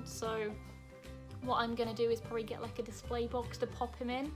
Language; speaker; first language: English; native; English